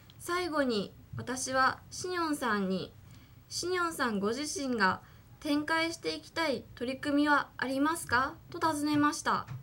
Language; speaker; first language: Japanese; native; Japanese